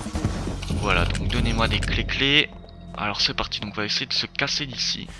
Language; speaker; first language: French; native; French